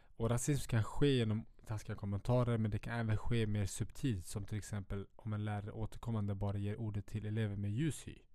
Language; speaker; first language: Swedish; early bilingual, other home language; Kurdish